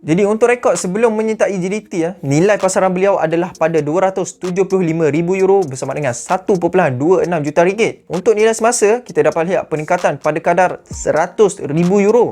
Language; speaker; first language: Malay; native; Malay